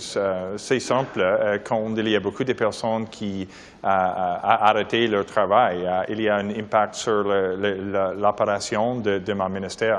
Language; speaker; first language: French; non-native, local second language; English